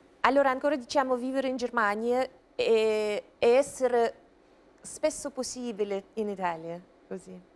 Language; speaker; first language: Italian; non-native, learner; Russian